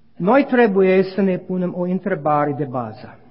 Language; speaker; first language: Romanian; non-native, learner; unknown